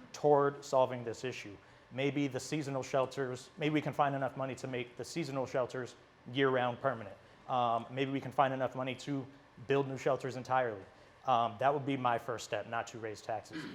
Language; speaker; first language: English; native; English